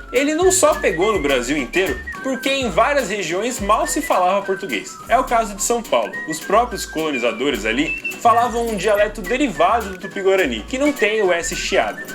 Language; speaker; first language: Portuguese; native; Portuguese